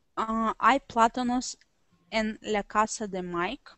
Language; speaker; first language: Spanish; non-native, learner; Russian